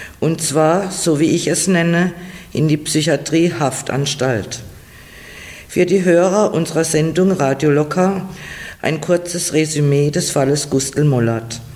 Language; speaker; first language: German; native; German